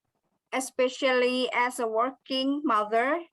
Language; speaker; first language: English; non-native, learner; Indonesian